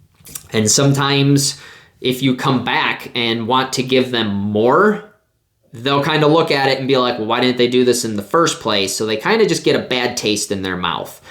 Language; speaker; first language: English; native; English